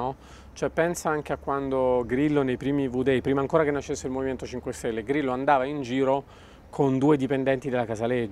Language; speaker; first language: Italian; native; Italian